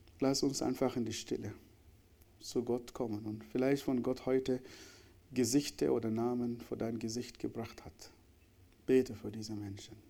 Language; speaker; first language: German; non-native, fluent; Arabic